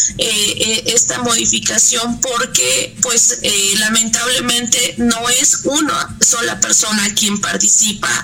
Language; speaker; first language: Spanish; native; Spanish